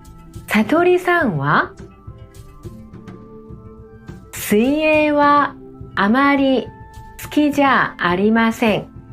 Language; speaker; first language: Japanese; non-native, fluent; Korean